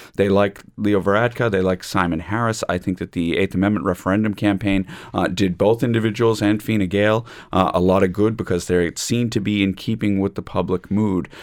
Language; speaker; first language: English; native; English